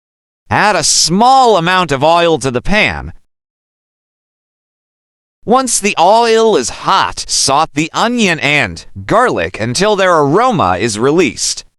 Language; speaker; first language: English; non-native, local second language; Filipino